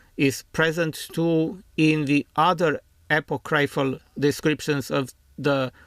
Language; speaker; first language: English; non-native, fluent; Romanian